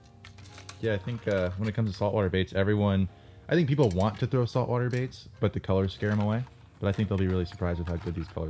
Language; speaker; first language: English; native; English